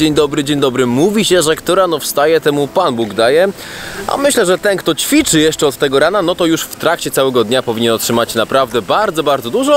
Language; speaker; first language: Polish; native; Polish